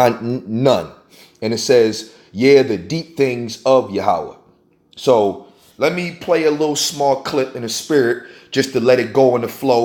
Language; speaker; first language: English; native; English